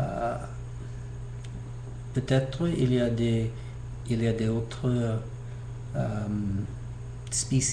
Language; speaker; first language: French; non-native, learner; English